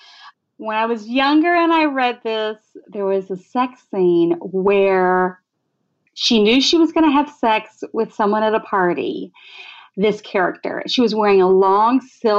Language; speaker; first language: English; native; English